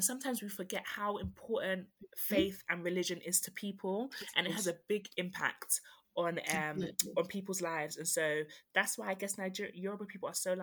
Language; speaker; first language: English; native; English